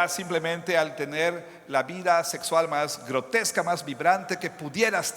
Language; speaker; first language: Spanish; non-native, fluent; English